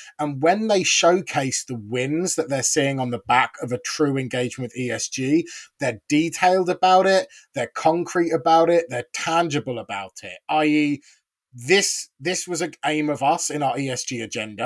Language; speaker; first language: English; native; English